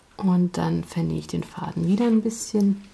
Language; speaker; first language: German; native; German